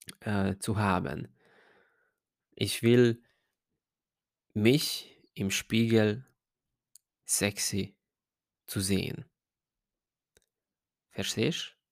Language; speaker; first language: German; non-native, fluent; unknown